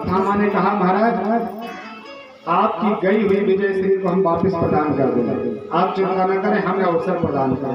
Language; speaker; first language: Hindi; native; Hindi